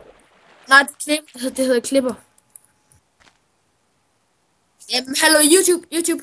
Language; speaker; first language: Danish; native; Danish